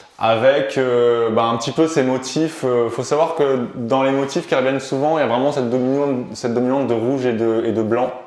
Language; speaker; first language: French; early bilingual, other home language; Romanian